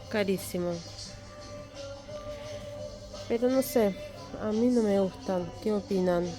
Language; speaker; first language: Spanish; non-native, fluent; Russian